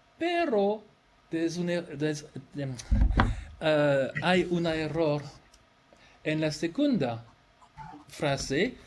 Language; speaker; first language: Spanish; non-native, fluent; French